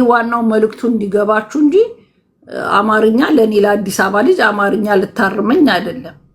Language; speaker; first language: Amharic; native; Amharic